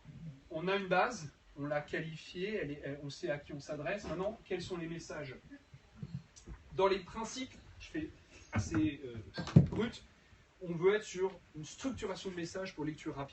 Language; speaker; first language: French; native; French